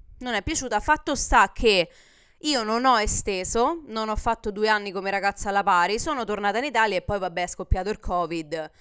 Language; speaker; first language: Italian; native; Italian